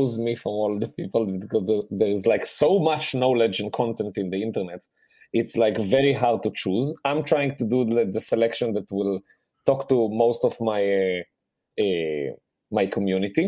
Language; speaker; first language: English; non-native, fluent; Hebrew